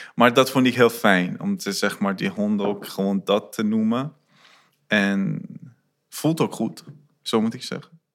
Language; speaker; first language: Dutch; non-native, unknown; Persian